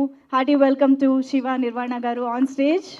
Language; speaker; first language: Telugu; native; Telugu